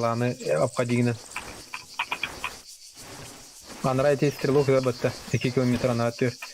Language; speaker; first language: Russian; non-native, local second language; Yakut